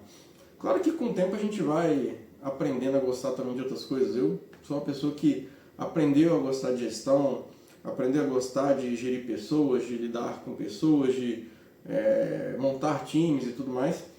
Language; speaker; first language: Portuguese; native; Portuguese